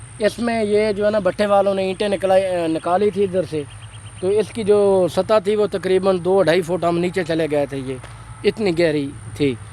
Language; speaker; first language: Urdu; non-native, local second language; Punjabi